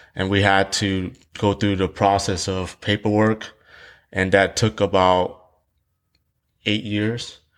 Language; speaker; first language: English; early bilingual, other home language; Vietnamese